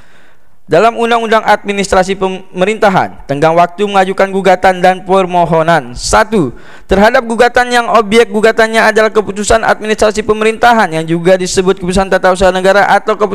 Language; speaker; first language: Indonesian; native; Indonesian